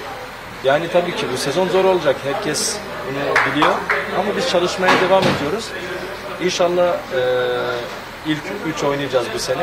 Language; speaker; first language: Turkish; early bilingual, heritage; Turkish